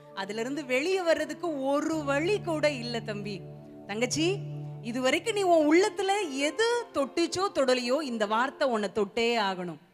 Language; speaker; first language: Tamil; native; Tamil